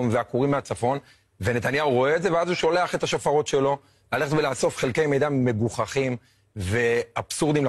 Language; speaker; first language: Hebrew; native; Hebrew